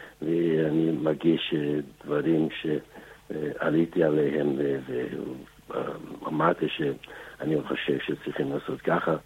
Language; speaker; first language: Hebrew; non-native, fluent; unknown